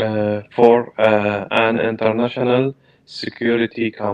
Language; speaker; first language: English; non-native, learner; Arabic